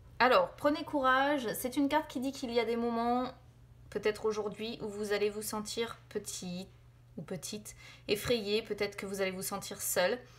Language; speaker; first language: French; native; French